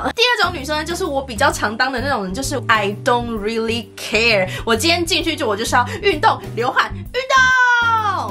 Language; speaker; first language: Chinese; native; Chinese